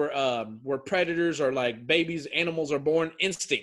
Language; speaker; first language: English; native; English